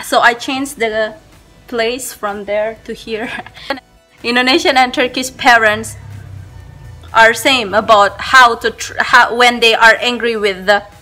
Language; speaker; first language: English; non-native, learner; Indonesian